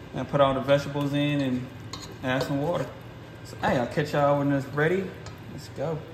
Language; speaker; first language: English; native; English